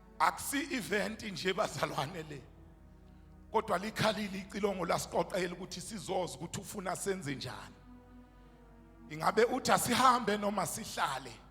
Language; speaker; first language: Zulu; native; Zulu